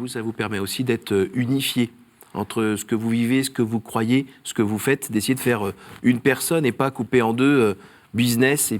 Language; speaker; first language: French; native; French